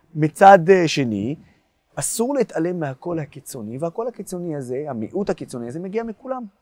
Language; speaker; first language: Hebrew; non-native, local second language; Arabic